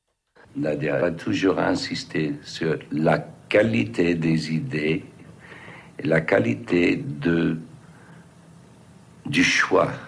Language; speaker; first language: French; non-native, fluent; English